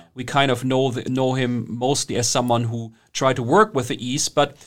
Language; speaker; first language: English; non-native, fluent; German